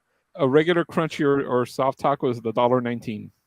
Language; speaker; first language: English; native; English